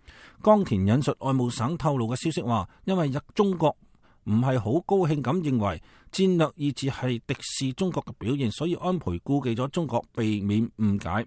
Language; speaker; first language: Chinese; native; Chinese